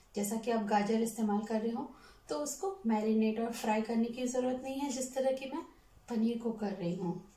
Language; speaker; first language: Hindi; non-native, local second language; Telugu